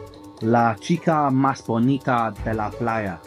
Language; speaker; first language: Spanish; non-native, learner; English